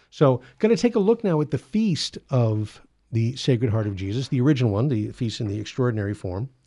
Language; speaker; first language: English; native; English